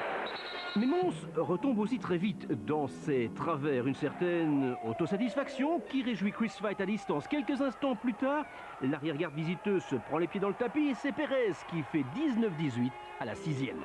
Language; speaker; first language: French; native; French